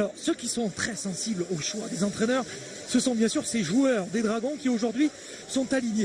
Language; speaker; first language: French; native; French